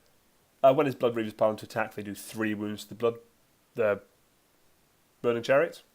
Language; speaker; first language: English; native; English